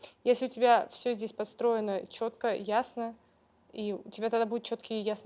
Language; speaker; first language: Russian; native; Russian